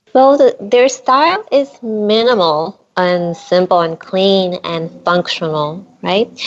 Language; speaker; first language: English; non-native, fluent; Japanese